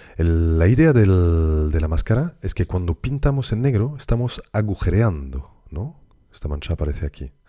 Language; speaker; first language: Spanish; native; Spanish